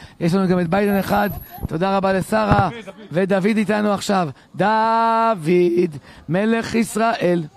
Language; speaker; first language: Hebrew; native; Hebrew